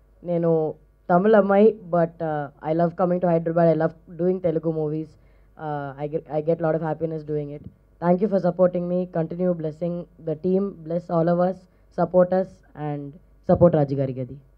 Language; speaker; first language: Telugu; non-native, local second language; Tamil